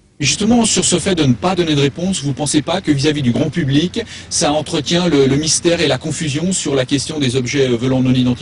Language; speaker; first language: French; native; French